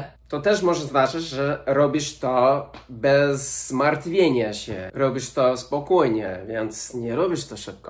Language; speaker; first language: Polish; non-native, fluent; English